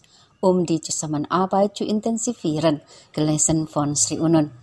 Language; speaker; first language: German; non-native, fluent; Indonesian